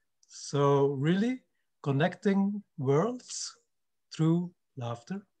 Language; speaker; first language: English; non-native, fluent; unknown